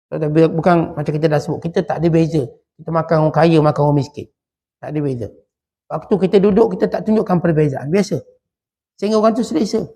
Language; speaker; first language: Malay; native; Malay